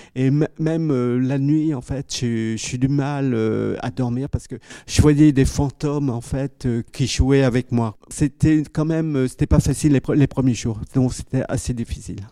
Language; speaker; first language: French; early bilingual, other home language; Khmer